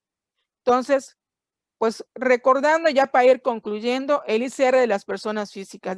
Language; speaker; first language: Spanish; native; Spanish